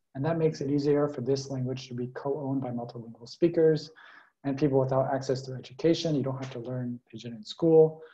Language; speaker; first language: English; native; English